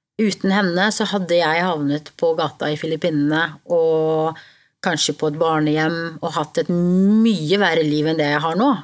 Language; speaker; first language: Norwegian; early bilingual, other home language; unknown